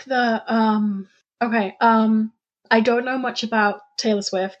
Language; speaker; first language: English; native; English